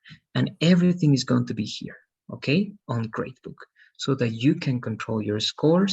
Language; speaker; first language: English; non-native, fluent; Spanish